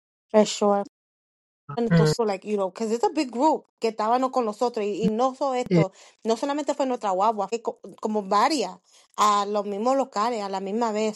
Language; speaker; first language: Spanish; early bilingual, heritage; Spanish